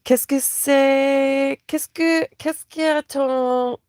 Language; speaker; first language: French; non-native, learner; English